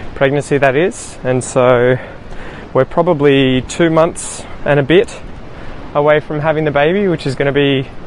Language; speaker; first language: English; native; English